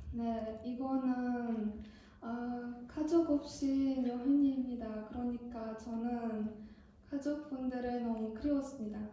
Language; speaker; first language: Korean; non-native, learner; Kazakh